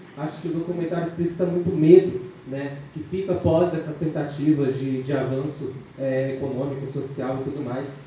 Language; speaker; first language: Portuguese; native; Portuguese